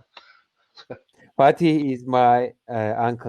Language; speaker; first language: English; non-native, learner; Turkish